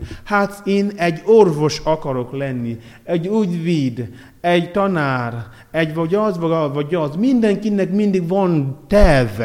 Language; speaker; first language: Hungarian; non-native, learner; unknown